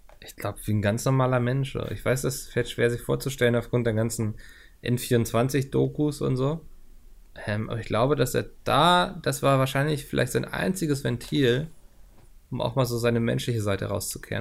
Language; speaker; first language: German; native; German